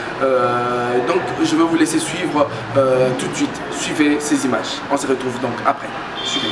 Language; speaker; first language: French; non-native, local second language; Luba-Lulua